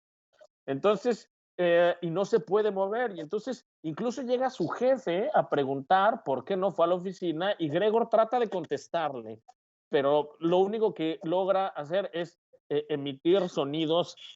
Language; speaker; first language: Spanish; native; Spanish